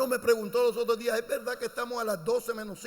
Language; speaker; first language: Spanish; native; Spanish